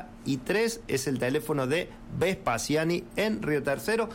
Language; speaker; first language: Spanish; native; Spanish